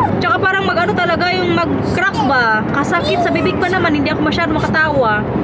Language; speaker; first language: Filipino; non-native, local second language; Waray